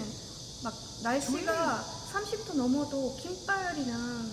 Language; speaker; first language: Korean; non-native, fluent; Estonian